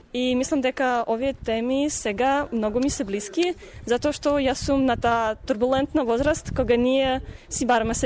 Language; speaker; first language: Macedonian; non-native, fluent; Russian